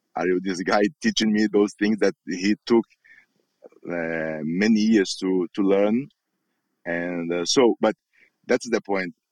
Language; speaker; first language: English; non-native, learner; Portuguese